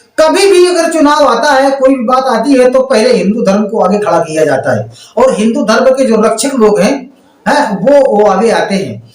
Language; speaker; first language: Hindi; native; Hindi